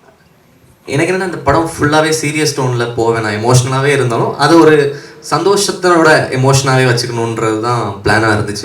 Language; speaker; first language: Tamil; native; Tamil